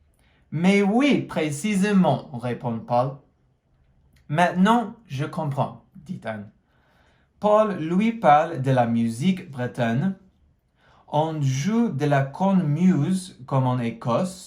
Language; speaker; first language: French; non-native, fluent; English